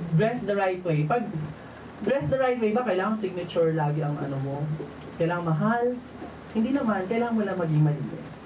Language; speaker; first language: Filipino; non-native, local second language; Waray